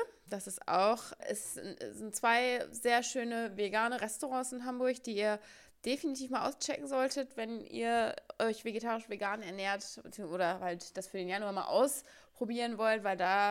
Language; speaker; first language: German; native; German